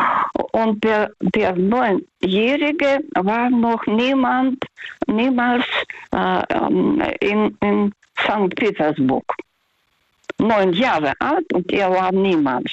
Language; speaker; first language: German; non-native, learner; Russian